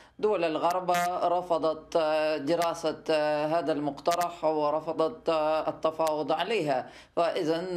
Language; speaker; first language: Arabic; non-native, fluent; Russian